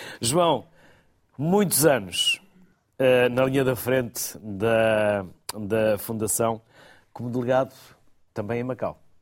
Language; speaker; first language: Portuguese; native; Portuguese